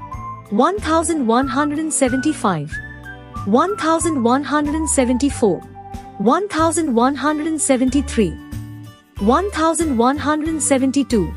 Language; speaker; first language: English; non-native, local second language; Hindi